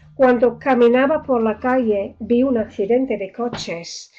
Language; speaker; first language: Spanish; non-native, fluent; English